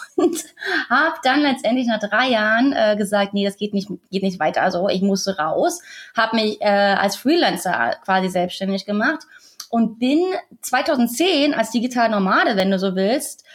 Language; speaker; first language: German; native; German